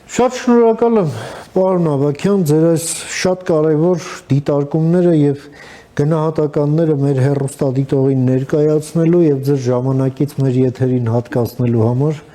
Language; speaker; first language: Armenian; native; Armenian